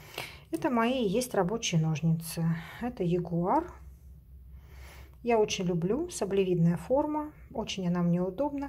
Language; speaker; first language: Russian; native; Russian